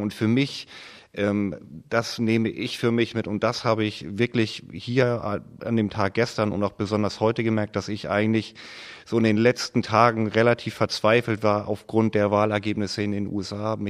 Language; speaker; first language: German; native; German